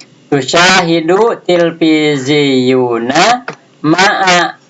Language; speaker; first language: Arabic; non-native, fluent; Indonesian